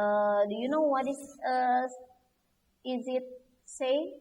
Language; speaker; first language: English; non-native, learner; Indonesian